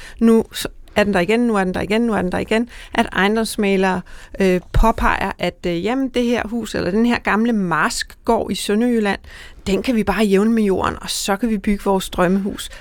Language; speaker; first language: Danish; native; Danish